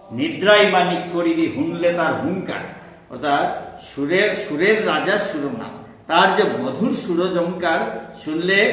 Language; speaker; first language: Bangla; non-native, local second language; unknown